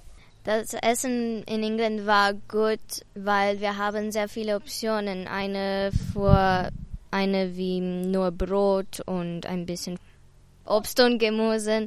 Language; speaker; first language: German; non-native, learner; English